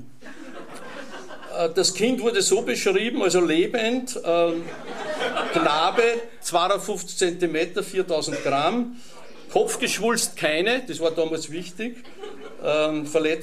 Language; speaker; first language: German; native; German